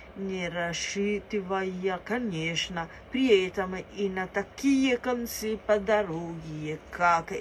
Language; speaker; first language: Russian; non-native, learner; Italian